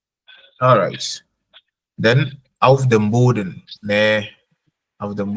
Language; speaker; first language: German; non-native, fluent; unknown